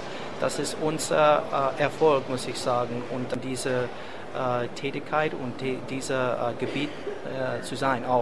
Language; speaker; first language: German; non-native, learner; English